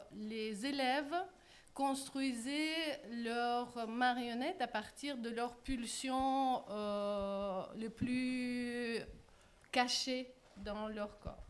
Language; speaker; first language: French; non-native, fluent; Russian